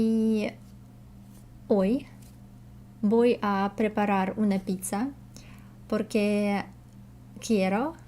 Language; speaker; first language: Spanish; non-native, learner; Russian